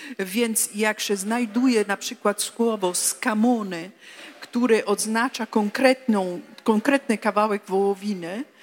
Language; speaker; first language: Polish; non-native, fluent; Italian